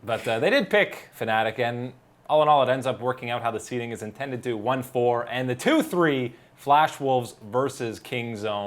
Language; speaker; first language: English; native; English